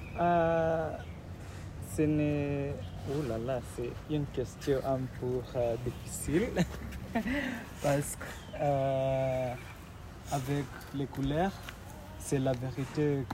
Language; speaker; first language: French; non-native, learner; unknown